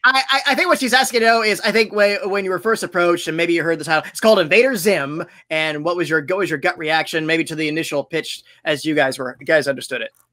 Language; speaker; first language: English; native; English